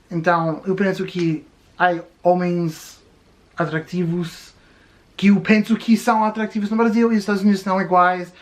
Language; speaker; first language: Portuguese; non-native, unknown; English